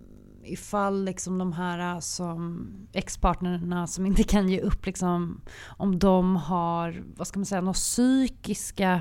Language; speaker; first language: Swedish; native; Swedish